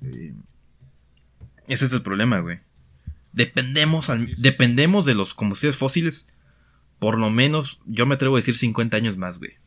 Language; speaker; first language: Spanish; native; Spanish